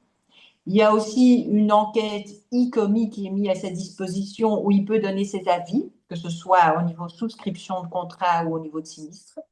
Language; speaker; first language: French; native; French